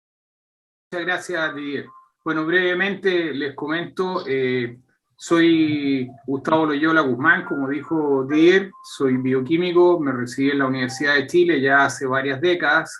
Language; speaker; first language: Spanish; native; Spanish